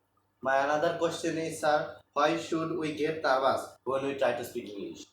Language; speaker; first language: English; non-native, learner; Bangla